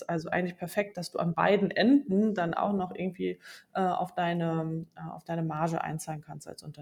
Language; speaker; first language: German; native; German